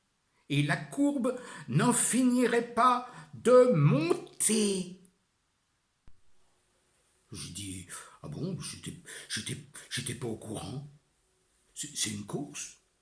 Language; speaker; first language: French; native; French